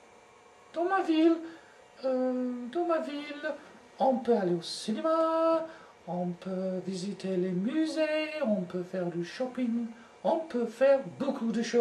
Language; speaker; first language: French; non-native, learner; English